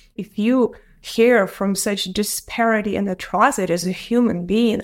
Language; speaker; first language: English; non-native, fluent; Ukrainian